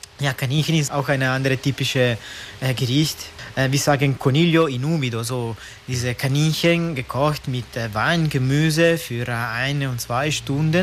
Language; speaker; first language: German; non-native, learner; Italian